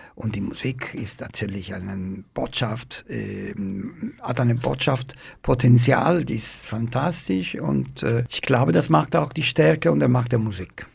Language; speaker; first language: German; non-native, fluent; Italian